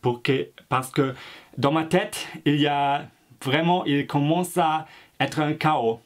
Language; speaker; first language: French; non-native, fluent; German